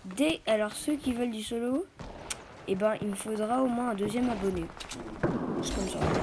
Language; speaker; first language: French; native; French